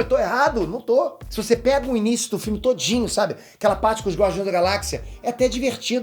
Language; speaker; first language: Portuguese; native; Portuguese